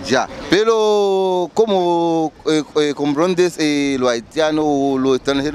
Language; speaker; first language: Spanish; non-native, learner; Haitian Creole